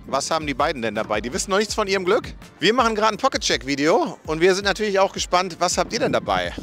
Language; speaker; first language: German; native; German